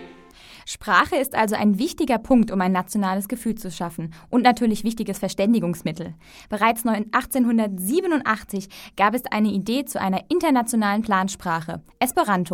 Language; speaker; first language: German; native; German